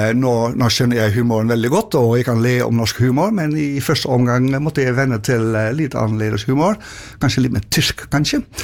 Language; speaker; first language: Norwegian; non-native, fluent; Dutch